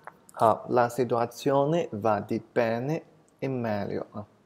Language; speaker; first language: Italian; non-native, fluent; Chinese